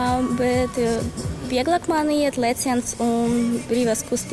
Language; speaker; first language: Latvian; non-native, local second language; Russian